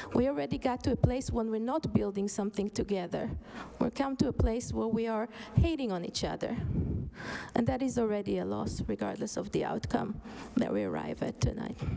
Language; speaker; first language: English; non-native, fluent; Hebrew